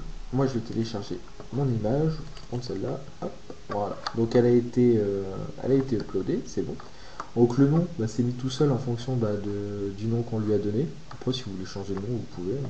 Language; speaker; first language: French; native; French